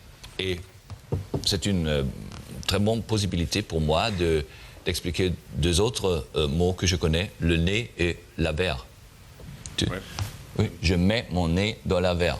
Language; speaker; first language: French; non-native, learner; German